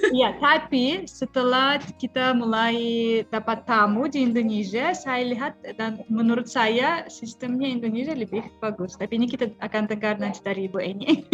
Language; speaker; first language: Indonesian; non-native, fluent; Russian